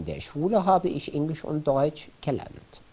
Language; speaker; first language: German; non-native, fluent; Arabic